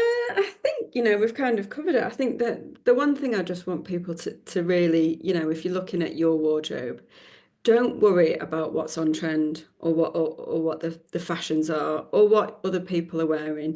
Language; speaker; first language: English; native; English